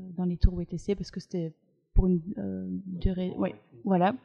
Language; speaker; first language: French; native; French